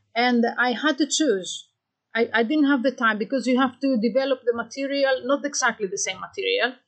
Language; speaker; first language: English; non-native, fluent; Greek